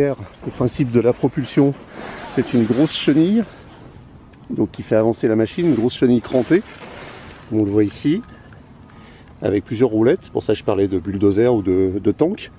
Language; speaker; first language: French; native; French